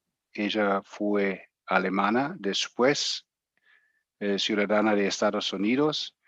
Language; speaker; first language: Spanish; non-native, fluent; German